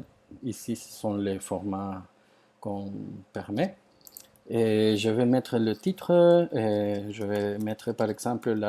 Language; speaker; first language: French; non-native, fluent; Spanish